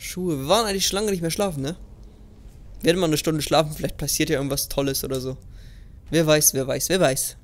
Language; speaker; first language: German; native; German